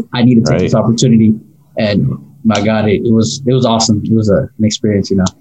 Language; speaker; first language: English; native; English